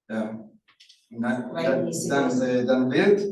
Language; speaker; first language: German; non-native, fluent; Rundi